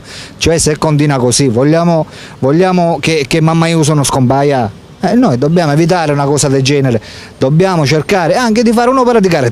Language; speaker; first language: Italian; native; Italian